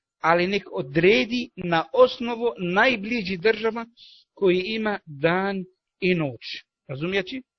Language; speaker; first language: Bosnian; non-native, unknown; Arabic